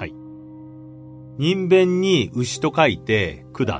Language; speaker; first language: Japanese; native; Japanese